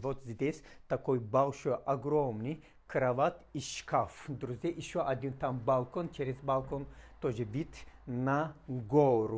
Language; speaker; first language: Russian; non-native, learner; Turkish